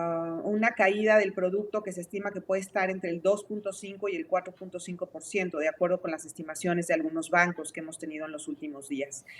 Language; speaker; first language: Spanish; native; Spanish